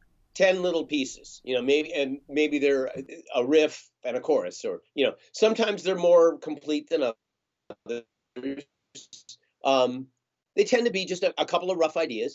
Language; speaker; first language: English; native; English